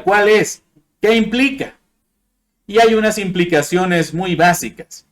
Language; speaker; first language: Spanish; non-native, fluent; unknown